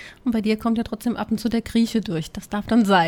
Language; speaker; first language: German; native; German